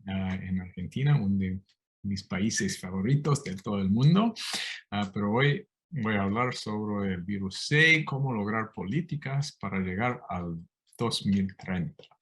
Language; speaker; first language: Spanish; non-native, fluent; English